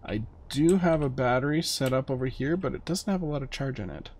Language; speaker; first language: English; native; English